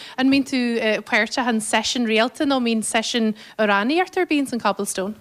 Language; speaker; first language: Irish; native; Irish